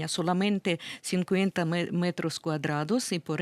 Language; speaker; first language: Spanish; non-native, fluent; Ukrainian